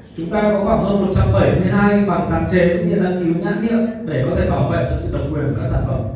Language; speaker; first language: Vietnamese; native; Vietnamese